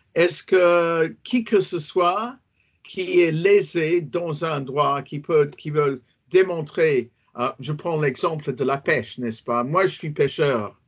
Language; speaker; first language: French; non-native, fluent; English